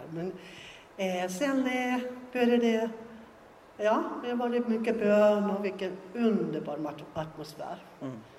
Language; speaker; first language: Swedish; non-native, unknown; Finnish